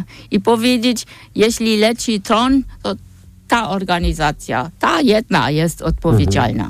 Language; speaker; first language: Polish; non-native, fluent; German